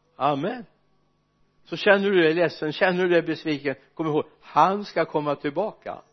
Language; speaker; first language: Swedish; native; Swedish